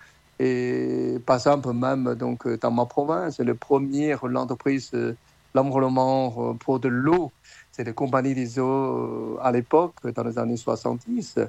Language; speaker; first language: French; non-native, fluent; Chinese